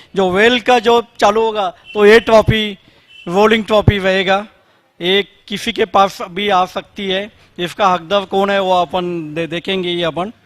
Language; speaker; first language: Hindi; non-native, local second language; Marathi